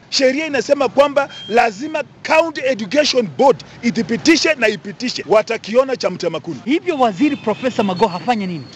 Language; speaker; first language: Swahili; non-native, local second language; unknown